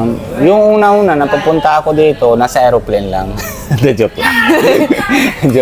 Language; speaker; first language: Filipino; non-native, learner; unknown